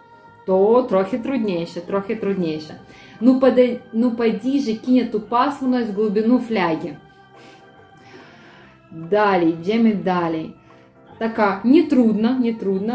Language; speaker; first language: Polish; non-native, learner; Russian